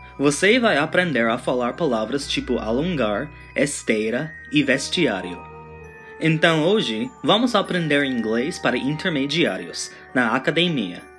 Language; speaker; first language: Portuguese; non-native, fluent; English